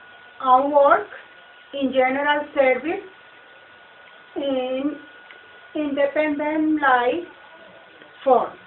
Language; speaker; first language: English; non-native, learner; Spanish